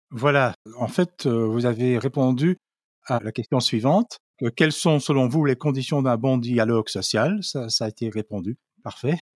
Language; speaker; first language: French; non-native, local second language; Dutch